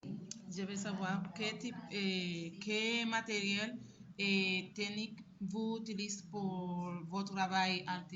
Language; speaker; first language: French; non-native, learner; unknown